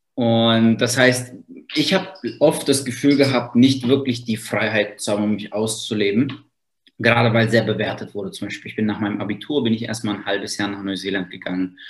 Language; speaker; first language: German; native; German